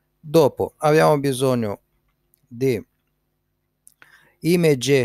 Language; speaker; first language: Italian; non-native, learner; Romanian